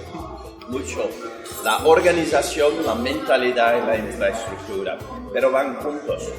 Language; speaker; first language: Spanish; non-native, fluent; Dutch